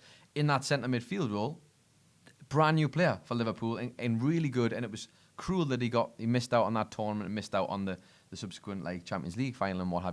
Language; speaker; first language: English; native; English